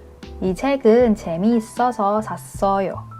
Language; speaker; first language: Korean; non-native, fluent; Indonesian